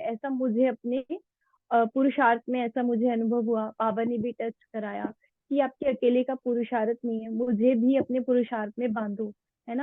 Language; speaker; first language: Hindi; native; Hindi